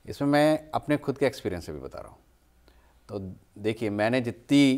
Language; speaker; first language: Hindi; native; Hindi